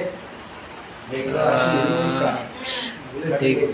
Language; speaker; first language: Hindi; non-native, local second language; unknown